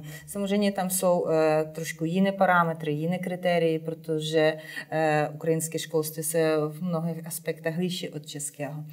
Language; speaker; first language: Czech; non-native, fluent; Ukrainian